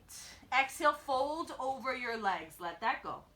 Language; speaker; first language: English; native; English